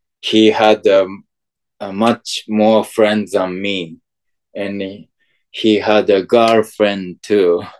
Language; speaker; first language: English; non-native, fluent; Japanese